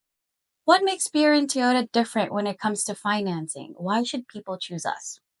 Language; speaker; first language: English; native; English